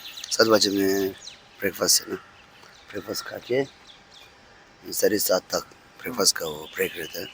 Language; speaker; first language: Hindi; non-native, local second language; Tibetan